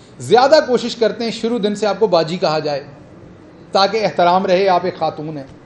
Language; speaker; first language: Urdu; non-native, local second language; Punjabi